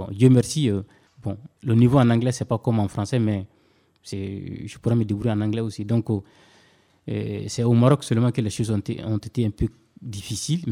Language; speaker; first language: French; non-native, local second language; Bambara